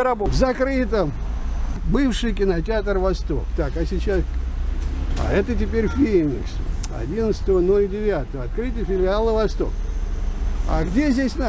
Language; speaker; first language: Russian; native; Russian